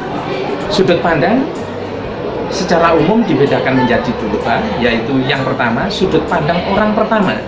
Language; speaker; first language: Indonesian; native; Indonesian